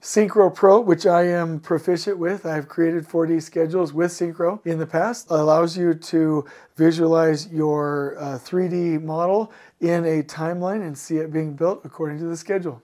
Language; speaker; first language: English; native; English